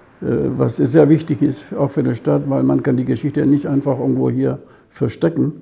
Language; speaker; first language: German; non-native, fluent; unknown